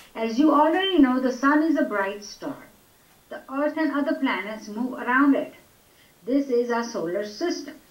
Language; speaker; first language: English; non-native, local second language; Gujarati